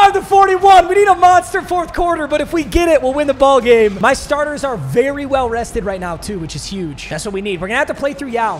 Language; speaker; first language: English; native; English